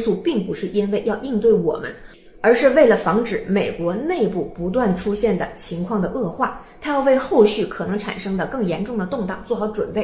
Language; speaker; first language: Chinese; native; Chinese